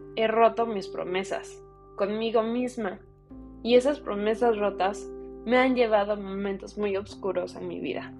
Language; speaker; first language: Spanish; early bilingual, heritage; Spanish